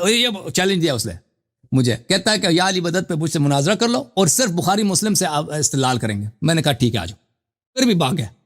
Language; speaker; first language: Urdu; non-native, fluent; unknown